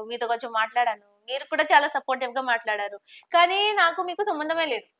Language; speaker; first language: Telugu; non-native, local second language; Tamil